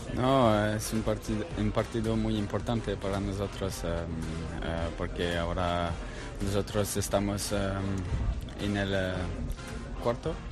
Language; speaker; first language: Spanish; non-native, learner; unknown